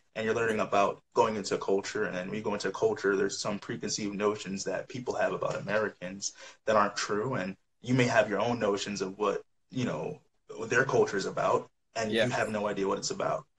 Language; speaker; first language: English; native; English